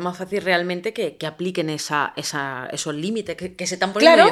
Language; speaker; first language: Spanish; native; Spanish